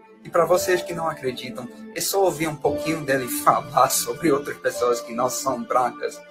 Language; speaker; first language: Portuguese; non-native, fluent; English